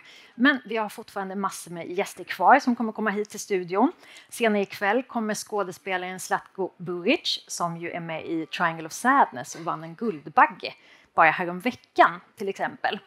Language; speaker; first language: Swedish; native; Swedish